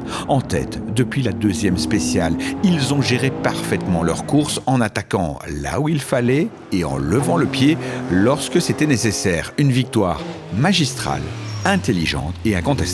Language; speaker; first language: French; native; French